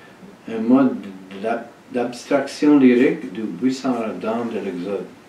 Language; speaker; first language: French; non-native, learner; English